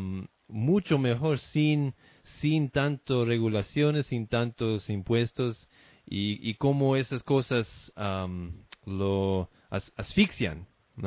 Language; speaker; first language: Spanish; non-native, fluent; English